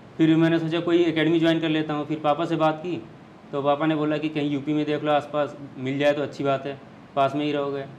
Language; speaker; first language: Hindi; native; Hindi